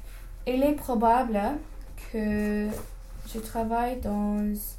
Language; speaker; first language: French; non-native, fluent; English